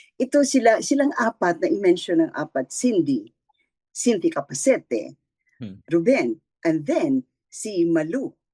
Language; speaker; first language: Filipino; non-native, local second language; Hiligaynon